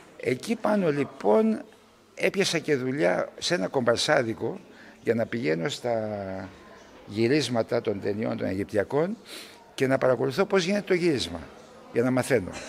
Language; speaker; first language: Greek; early bilingual, heritage; Greek